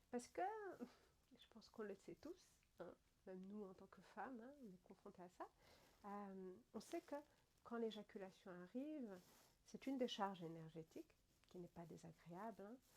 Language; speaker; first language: French; native; French